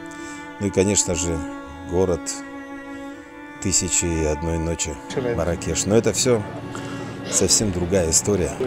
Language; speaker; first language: Russian; native; Russian